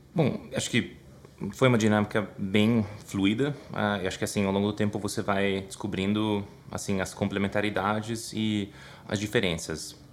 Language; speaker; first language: Portuguese; non-native, fluent; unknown